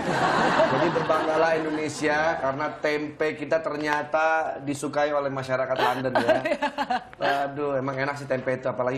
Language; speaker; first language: Indonesian; native; Indonesian